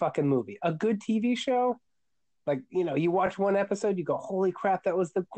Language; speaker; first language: English; native; English